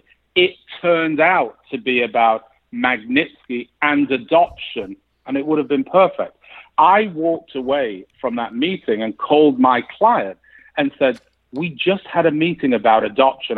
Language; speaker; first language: English; native; English